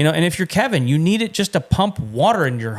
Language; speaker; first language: English; native; English